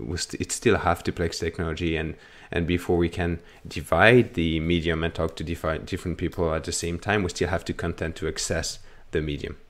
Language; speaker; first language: English; non-native, fluent; French